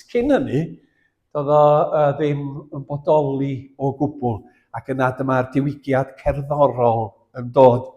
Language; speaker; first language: Welsh; native; Welsh